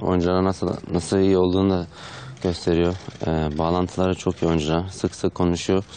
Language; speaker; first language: Turkish; early bilingual, heritage; Turkish